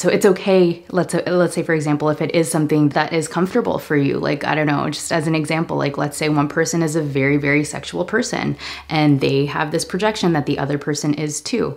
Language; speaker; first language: English; native; English